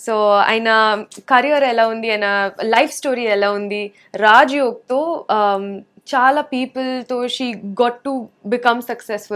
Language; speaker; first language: Telugu; non-native, learner; Hindi